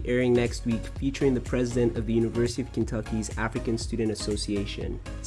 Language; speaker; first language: English; non-native, local second language; Yoruba